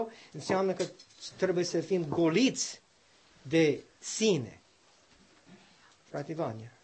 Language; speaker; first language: Romanian; non-native, learner; English